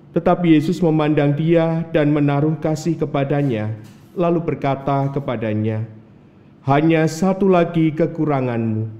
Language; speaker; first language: Indonesian; native; Indonesian